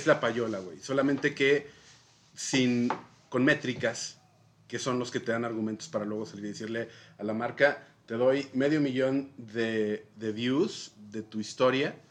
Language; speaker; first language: Spanish; native; Spanish